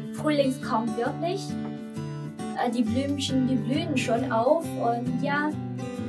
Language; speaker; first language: German; non-native, learner; Vietnamese